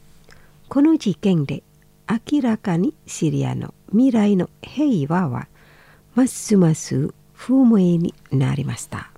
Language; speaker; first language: Japanese; non-native, fluent; Indonesian